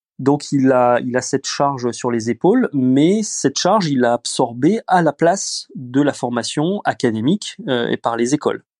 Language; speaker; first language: French; early bilingual, other home language; Romanian